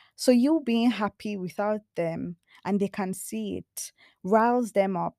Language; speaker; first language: English; non-native, local second language; Yoruba